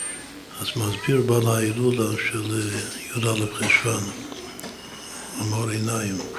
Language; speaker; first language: Hebrew; non-native, fluent; English